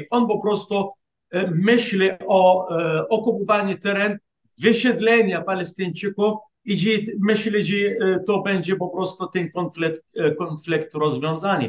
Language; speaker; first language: Polish; non-native, fluent; Arabic